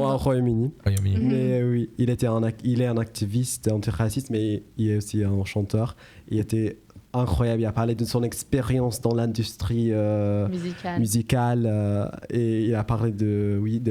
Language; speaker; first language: French; non-native, learner; English